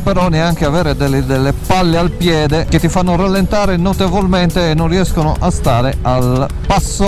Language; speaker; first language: Italian; native; Italian